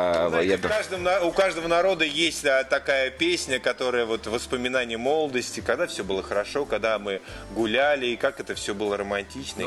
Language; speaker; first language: Russian; native; Russian